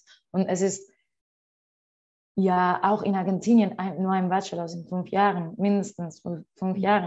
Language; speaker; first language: German; non-native, learner; Spanish